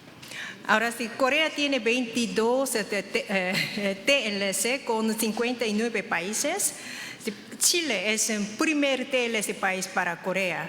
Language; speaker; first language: Spanish; non-native, fluent; Korean